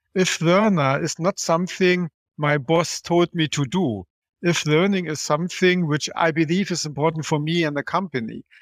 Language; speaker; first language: English; non-native, fluent; German